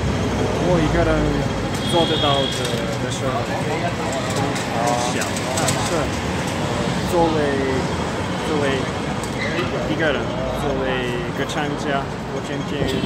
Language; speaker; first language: Chinese; non-native, learner; Italian